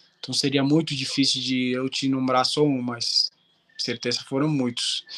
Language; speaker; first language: Portuguese; non-native, fluent; Spanish